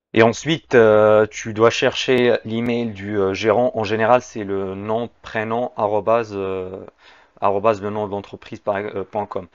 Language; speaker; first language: French; native; French